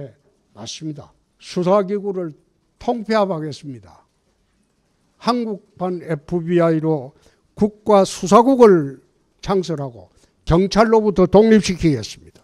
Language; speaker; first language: Korean; native; Korean